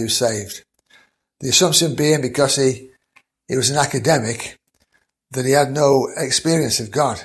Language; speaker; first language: English; native; English